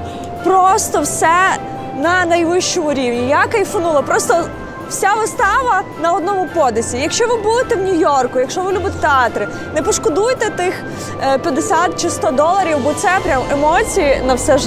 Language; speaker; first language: Ukrainian; native; Ukrainian